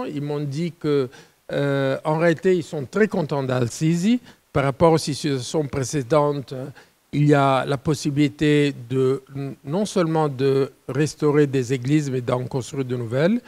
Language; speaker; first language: French; non-native, fluent; Italian